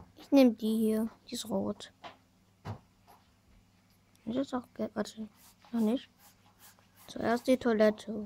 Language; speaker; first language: German; early bilingual, other home language; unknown